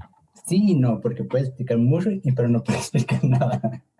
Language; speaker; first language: Spanish; early bilingual, heritage; English